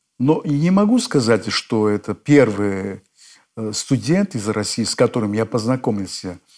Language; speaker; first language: Russian; non-native, fluent; Spanish